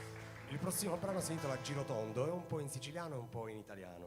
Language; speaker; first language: Italian; native; Italian